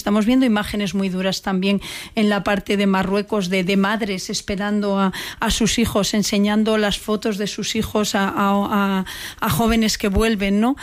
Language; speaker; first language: Spanish; native; Spanish